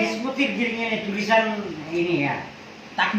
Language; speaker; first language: Indonesian; non-native, learner; Hindi